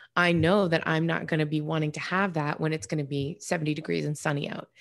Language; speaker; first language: English; native; English